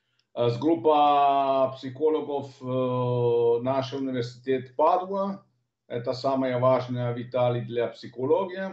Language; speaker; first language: Russian; non-native, learner; Italian